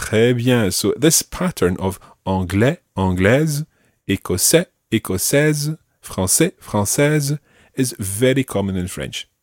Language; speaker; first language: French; non-native, fluent; English